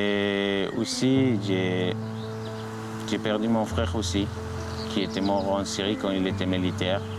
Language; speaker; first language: French; non-native, learner; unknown